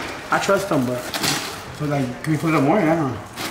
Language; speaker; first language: English; early bilingual, other home language; Spanish